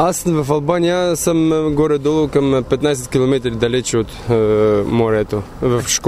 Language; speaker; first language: Bulgarian; non-native, learner; Albanian